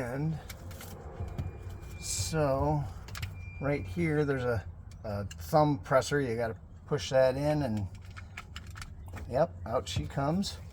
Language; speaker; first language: English; native; English